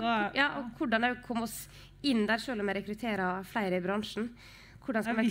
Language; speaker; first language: Norwegian; native; Norwegian